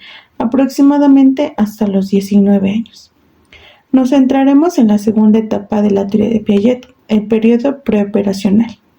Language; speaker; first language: Spanish; native; Spanish